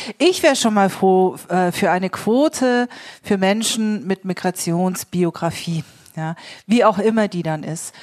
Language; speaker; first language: German; native; German